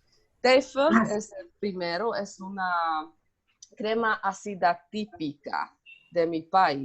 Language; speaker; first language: Spanish; non-native, learner; Hungarian